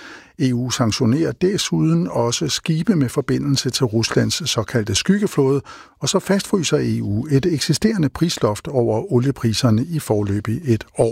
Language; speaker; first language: Danish; native; Danish